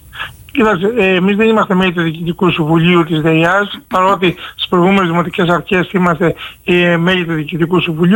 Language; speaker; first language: Greek; native; Greek